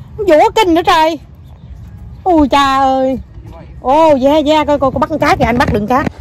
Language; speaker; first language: Vietnamese; native; Vietnamese